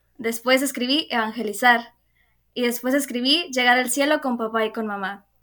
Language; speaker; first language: Spanish; native; Spanish